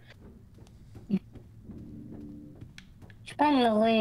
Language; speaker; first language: French; native; French